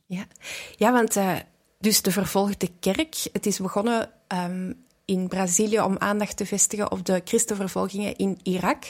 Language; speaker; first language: Dutch; native; Dutch